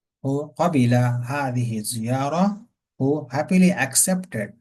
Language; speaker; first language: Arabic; non-native, fluent; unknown